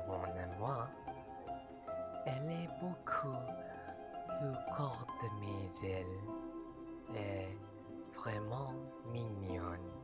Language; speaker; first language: French; non-native, learner; Malay